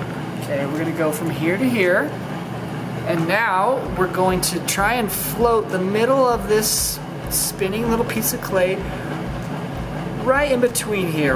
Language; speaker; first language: English; native; English